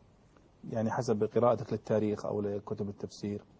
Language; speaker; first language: Arabic; native; Arabic